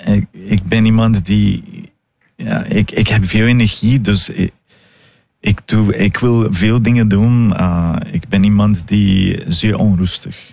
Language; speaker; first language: Dutch; early bilingual, heritage; Portuguese